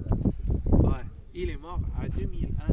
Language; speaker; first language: French; non-native, fluent; Arabic